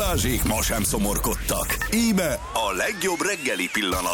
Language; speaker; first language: Hungarian; native; Hungarian